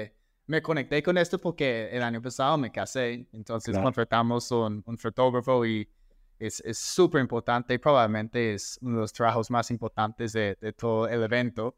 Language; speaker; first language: Spanish; non-native, fluent; English